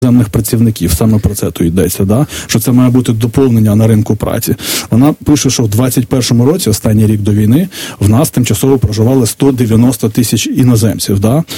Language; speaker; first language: Ukrainian; native; Ukrainian